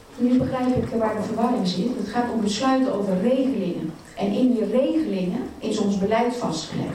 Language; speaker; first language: Dutch; native; Dutch